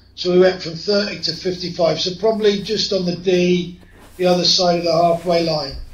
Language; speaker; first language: English; native; English